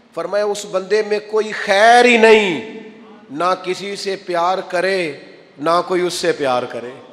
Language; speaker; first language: Urdu; non-native, local second language; Punjabi